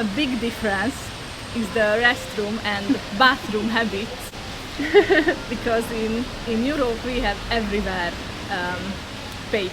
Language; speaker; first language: English; non-native, learner; Hungarian